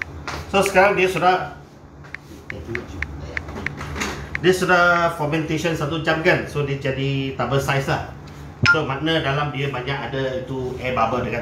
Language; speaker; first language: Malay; non-native, local second language; Chinese